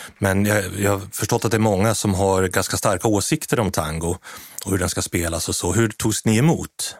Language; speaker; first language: Swedish; native; Swedish